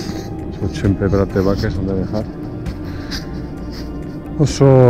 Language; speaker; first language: Norwegian; non-native, fluent; Spanish